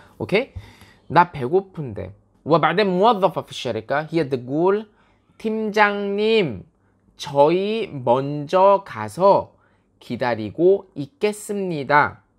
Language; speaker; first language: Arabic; non-native, fluent; Korean